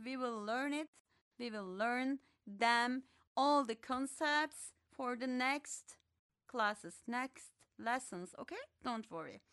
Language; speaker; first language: English; non-native, fluent; Turkish